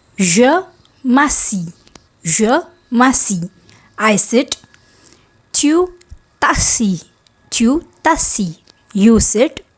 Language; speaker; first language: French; non-native, fluent; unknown